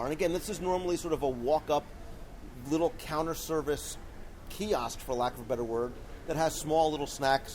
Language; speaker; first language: English; native; English